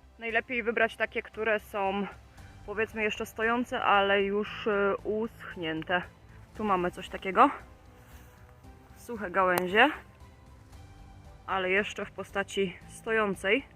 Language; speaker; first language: Polish; native; Polish